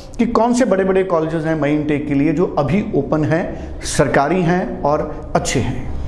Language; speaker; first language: Hindi; non-native, local second language; Punjabi